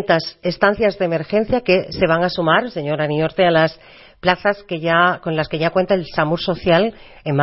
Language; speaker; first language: Spanish; native; Spanish